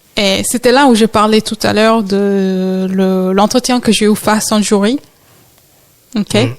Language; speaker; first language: French; non-native, fluent; English